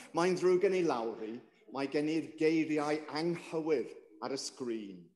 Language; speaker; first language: Welsh; non-native, local second language; English